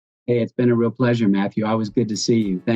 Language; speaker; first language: English; native; English